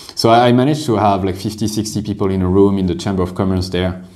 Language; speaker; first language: English; non-native, fluent; French